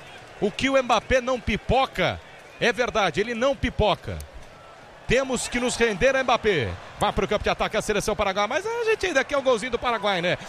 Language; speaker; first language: Portuguese; native; Portuguese